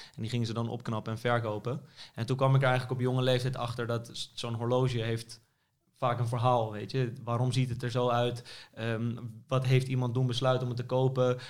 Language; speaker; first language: Dutch; native; Dutch